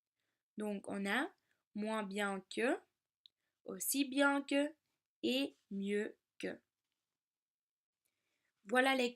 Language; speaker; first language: French; non-native, learner; Dutch